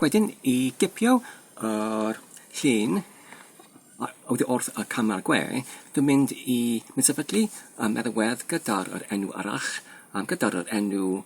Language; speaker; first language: Welsh; non-native, fluent; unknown